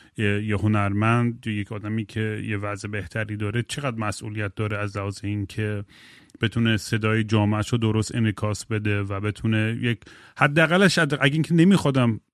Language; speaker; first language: Persian; early bilingual, heritage; Persian